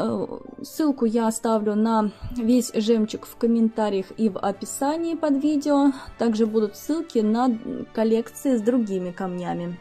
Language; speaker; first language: Russian; native; Russian